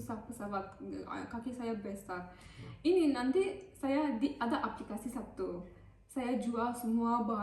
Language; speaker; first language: Indonesian; non-native, learner; Turkish